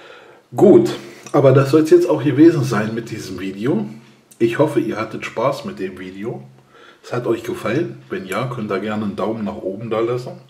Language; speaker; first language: German; native; German